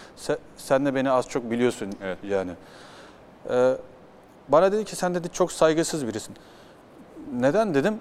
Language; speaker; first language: Turkish; early bilingual, heritage; Turkish